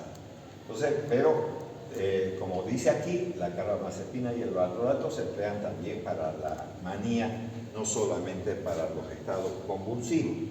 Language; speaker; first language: Spanish; native; Spanish